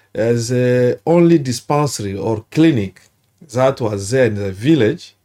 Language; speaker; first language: English; non-native, learner; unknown